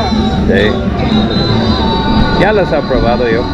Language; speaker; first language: Spanish; non-native, learner; English